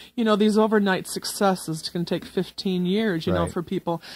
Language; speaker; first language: English; native; English